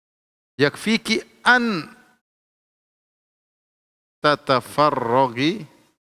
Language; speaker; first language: Arabic; non-native, fluent; Indonesian